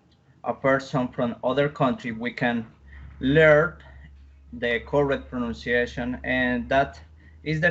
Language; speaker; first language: English; non-native, learner; Spanish